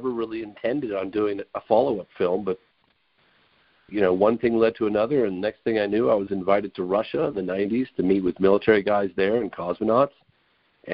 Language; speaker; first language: English; native; English